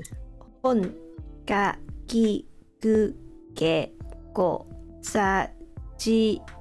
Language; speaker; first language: Japanese; non-native, learner; English